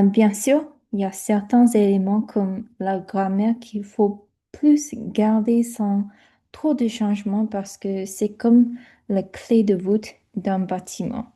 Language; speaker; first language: French; non-native, fluent; English